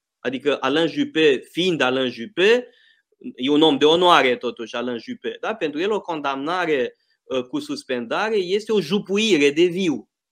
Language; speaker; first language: Romanian; native; Romanian